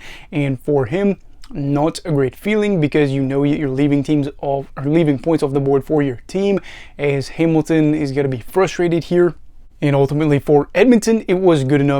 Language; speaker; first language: English; native; English